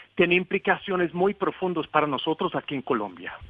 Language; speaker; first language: Spanish; non-native, fluent; English